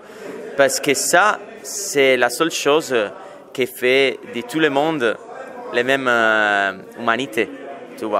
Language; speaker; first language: French; non-native, fluent; Italian